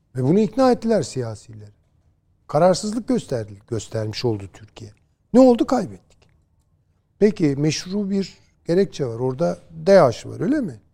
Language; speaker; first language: Turkish; native; Turkish